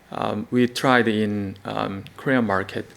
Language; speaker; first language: English; non-native, learner; Korean